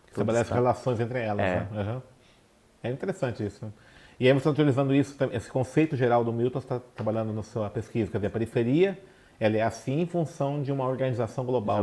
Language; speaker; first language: Portuguese; native; Portuguese